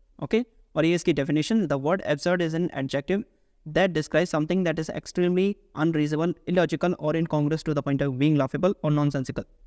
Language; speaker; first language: Hindi; native; Hindi